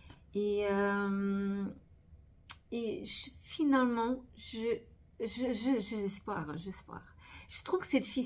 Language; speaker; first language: French; non-native, fluent; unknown